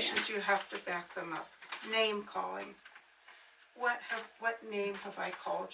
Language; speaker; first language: English; native; English